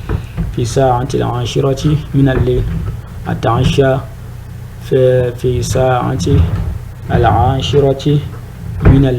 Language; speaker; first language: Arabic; non-native, fluent; French